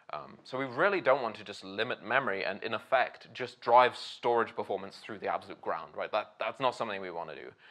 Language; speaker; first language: English; native; English